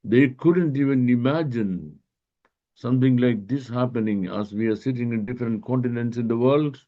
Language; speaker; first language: English; non-native, local second language; Malayalam